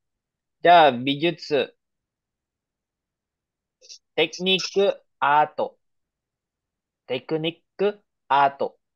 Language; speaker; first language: Japanese; non-native, fluent; Filipino